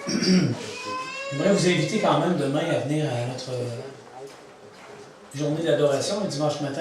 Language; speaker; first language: French; native; French